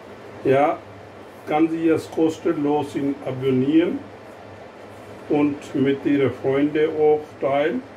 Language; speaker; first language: German; non-native, fluent; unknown